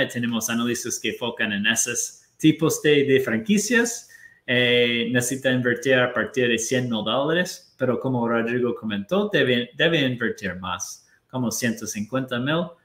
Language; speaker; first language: Spanish; non-native, fluent; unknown